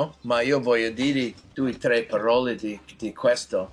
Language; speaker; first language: Italian; non-native, learner; English